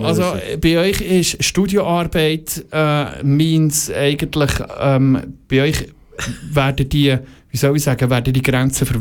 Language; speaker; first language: German; native; German